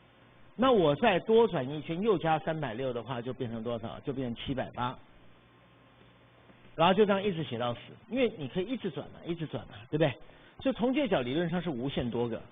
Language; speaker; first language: Chinese; native; Chinese